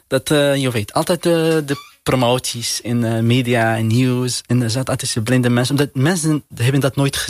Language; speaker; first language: Dutch; non-native, fluent; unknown